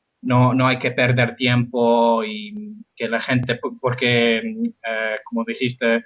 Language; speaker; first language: Spanish; non-native, fluent; English